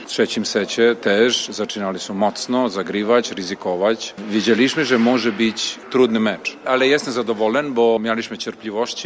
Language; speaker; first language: Polish; non-native, fluent; Serbian